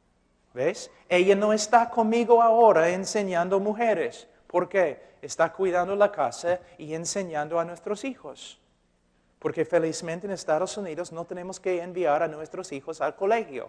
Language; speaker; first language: Spanish; non-native, fluent; English